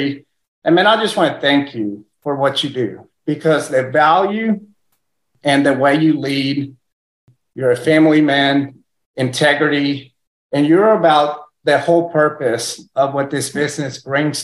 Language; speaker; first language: English; early bilingual, other home language; Spanish